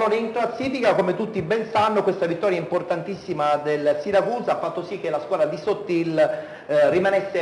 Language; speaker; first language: Italian; native; Italian